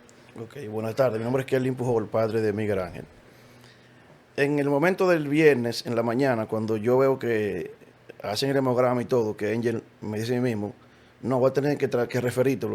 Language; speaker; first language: Spanish; native; Spanish